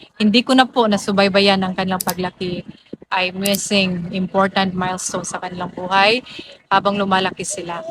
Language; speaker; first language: Filipino; non-native, local second language; Cebuano